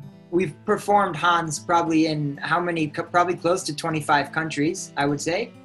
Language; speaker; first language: English; native; English